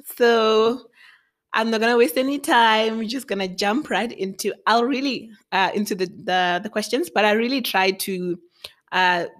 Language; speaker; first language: English; non-native, local second language; Venda